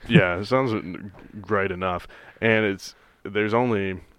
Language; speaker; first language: English; native; English